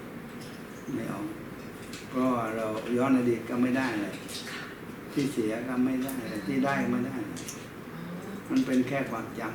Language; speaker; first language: Thai; native; Thai